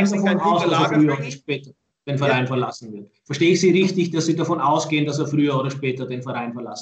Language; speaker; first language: German; native; German